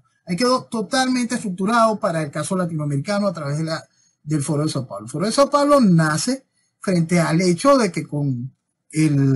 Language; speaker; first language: Spanish; native; Spanish